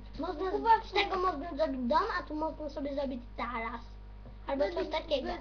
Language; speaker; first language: Polish; native; Polish